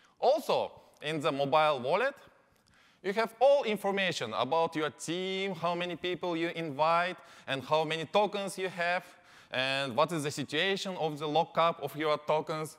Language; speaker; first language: English; non-native, learner; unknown